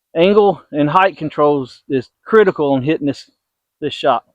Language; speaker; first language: English; native; English